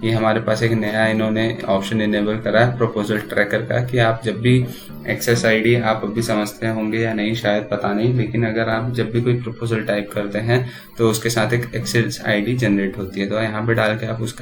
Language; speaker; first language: Hindi; native; Hindi